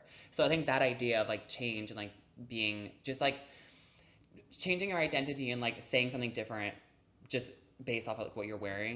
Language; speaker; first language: English; native; English